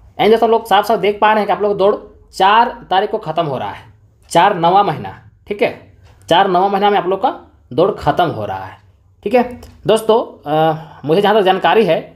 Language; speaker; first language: Hindi; native; Hindi